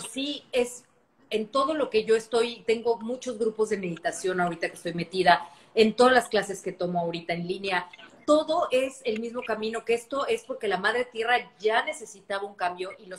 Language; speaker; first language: Spanish; native; Spanish